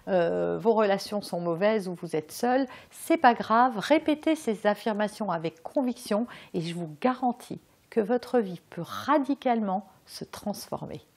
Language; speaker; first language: French; native; French